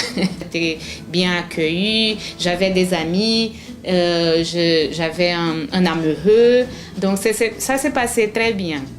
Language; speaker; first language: French; non-native, fluent; Portuguese